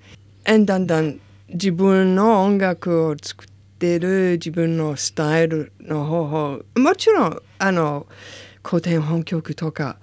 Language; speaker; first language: Japanese; non-native, learner; English